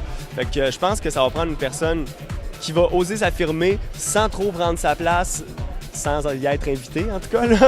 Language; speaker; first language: French; native; French